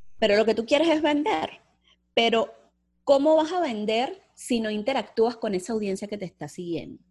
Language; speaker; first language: Spanish; native; Spanish